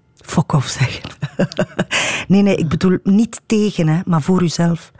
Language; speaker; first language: Dutch; native; Dutch